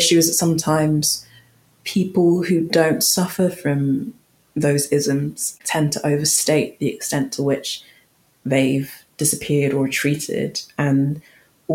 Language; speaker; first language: English; native; English